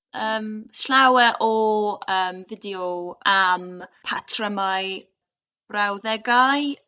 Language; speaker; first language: Welsh; non-native, learner; English